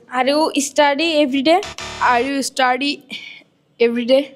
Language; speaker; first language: English; non-native, learner; Bangla